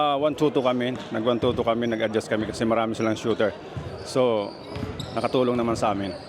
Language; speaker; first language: Filipino; non-native, local second language; Waray